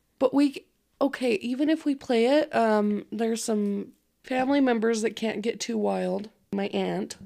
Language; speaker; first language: English; native; English